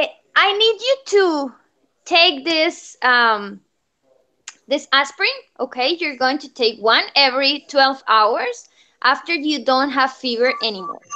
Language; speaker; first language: English; non-native, fluent; Spanish